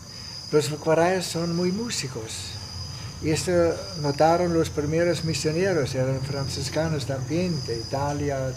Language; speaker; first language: Spanish; non-native, fluent; Italian